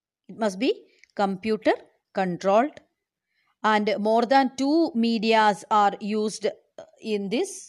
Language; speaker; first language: English; non-native, local second language; Malayalam